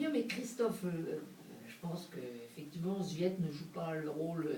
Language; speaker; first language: French; native; French